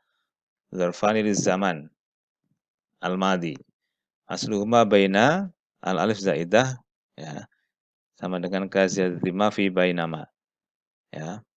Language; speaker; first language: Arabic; non-native, fluent; Indonesian